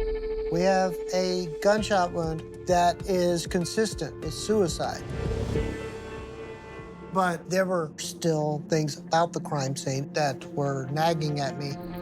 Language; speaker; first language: English; native; English